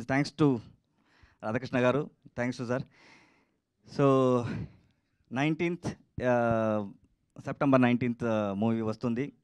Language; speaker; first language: Telugu; non-native, learner; Kannada